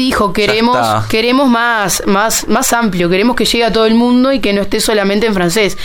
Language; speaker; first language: Spanish; native; Spanish